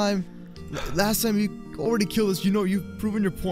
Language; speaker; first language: English; native; English